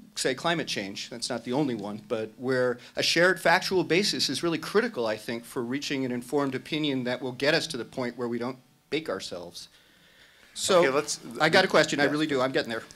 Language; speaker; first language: English; native; English